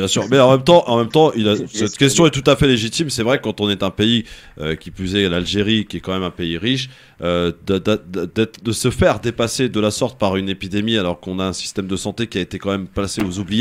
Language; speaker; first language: French; native; French